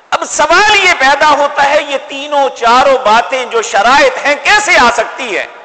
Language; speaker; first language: Urdu; non-native, local second language; Punjabi